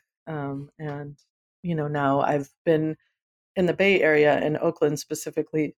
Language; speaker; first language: English; native; English